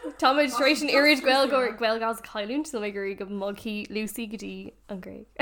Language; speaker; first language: Irish; non-native, local second language; English